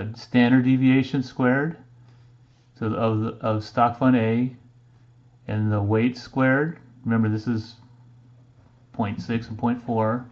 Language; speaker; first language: English; native; English